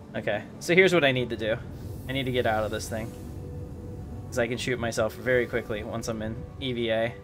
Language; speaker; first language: English; native; English